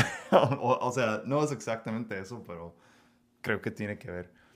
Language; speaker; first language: Spanish; non-native, fluent; English